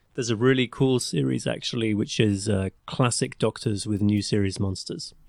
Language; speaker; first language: English; native; English